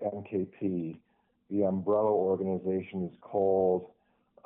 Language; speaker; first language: English; native; English